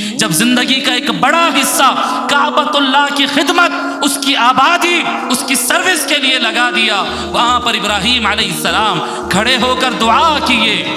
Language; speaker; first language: Urdu; native; Urdu